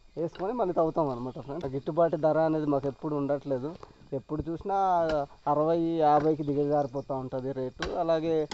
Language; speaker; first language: Telugu; non-native, local second language; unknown